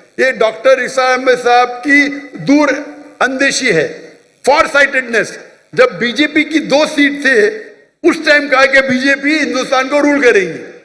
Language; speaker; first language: Urdu; non-native, local second language; Konkani